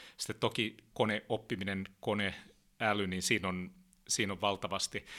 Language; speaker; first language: Finnish; early bilingual, heritage; Finnish